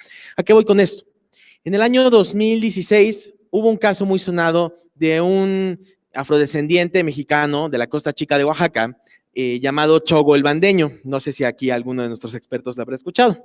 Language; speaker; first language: Spanish; native; Spanish